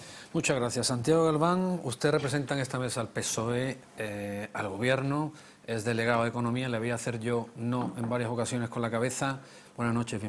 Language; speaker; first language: Spanish; native; Spanish